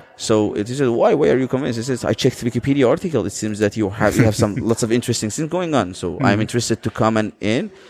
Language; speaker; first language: English; non-native, fluent; Azerbaijani